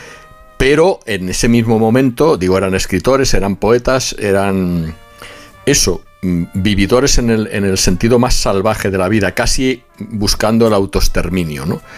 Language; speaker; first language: Spanish; native; Spanish